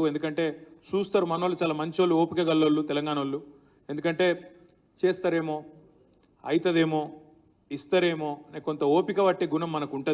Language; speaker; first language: Telugu; native; Telugu